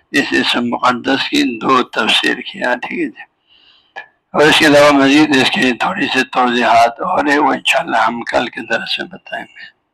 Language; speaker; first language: Urdu; non-native, local second language; Balti